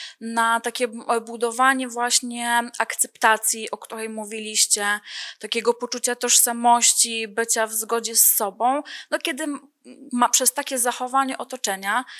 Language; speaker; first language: Polish; native; Polish